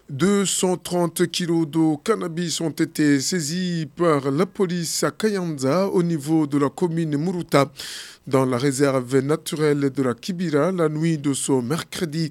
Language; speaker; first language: French; non-native, local second language; Rundi